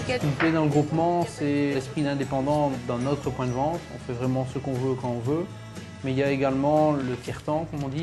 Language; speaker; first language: French; native; French